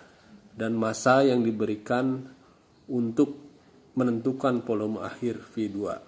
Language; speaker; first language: Indonesian; native; Indonesian